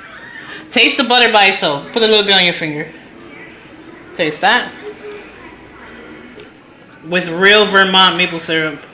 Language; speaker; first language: English; native; English